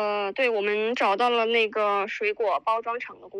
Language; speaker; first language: Chinese; native; Chinese